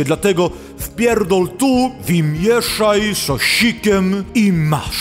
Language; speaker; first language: Polish; early bilingual, heritage; Polish